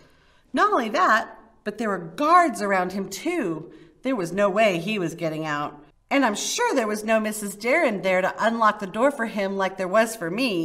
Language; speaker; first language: English; native; English